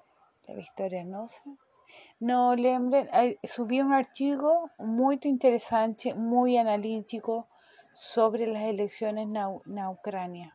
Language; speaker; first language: Portuguese; non-native, fluent; Spanish